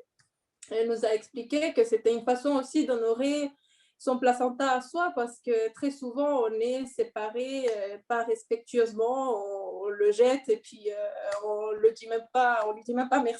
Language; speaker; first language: French; non-native, fluent; Spanish